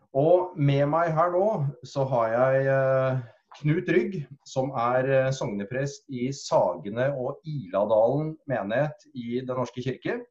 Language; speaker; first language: Norwegian; native; Norwegian